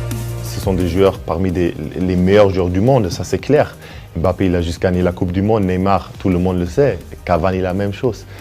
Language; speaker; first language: French; early bilingual, heritage; German